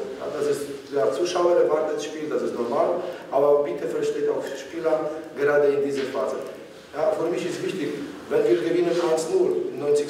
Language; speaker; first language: German; non-native, learner; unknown